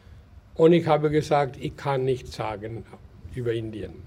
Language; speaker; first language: German; non-native, learner; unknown